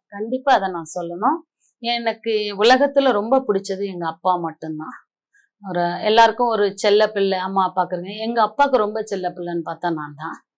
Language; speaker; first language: Tamil; non-native, local second language; Marathi